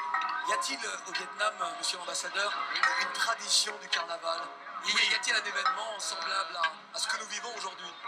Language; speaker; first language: French; native; French